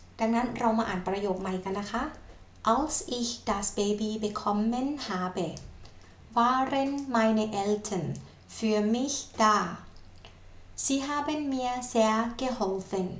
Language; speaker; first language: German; non-native, fluent; Thai